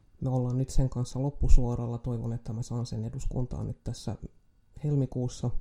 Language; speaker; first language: Finnish; non-native, local second language; Swedish